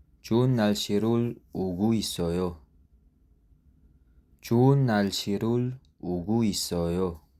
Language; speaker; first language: Korean; non-native, learner; Filipino